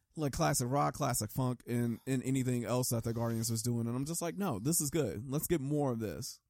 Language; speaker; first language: English; native; English